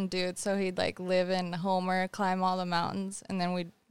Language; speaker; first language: English; native; English